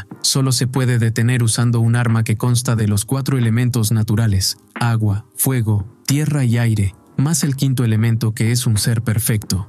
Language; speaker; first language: Spanish; native; Spanish